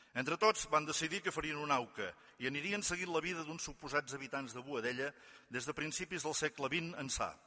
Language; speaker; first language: Catalan; native; Catalan